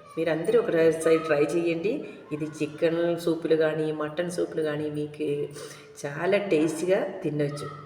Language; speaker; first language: Telugu; non-native, local second language; Malayalam